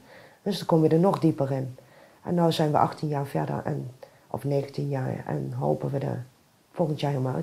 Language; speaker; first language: Dutch; native; Dutch